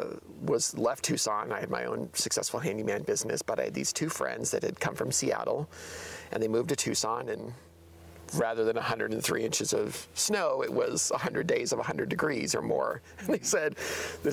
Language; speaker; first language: English; native; English